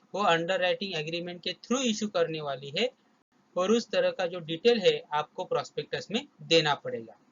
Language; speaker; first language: Hindi; non-native, local second language; Marathi